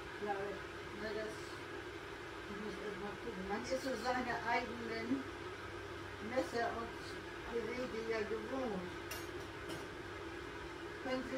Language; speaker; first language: German; native; German